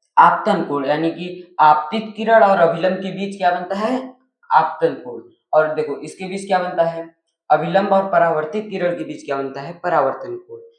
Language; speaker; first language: Hindi; native; Hindi